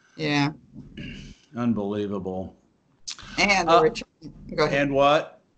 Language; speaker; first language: English; native; English